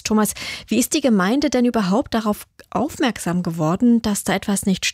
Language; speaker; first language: German; native; German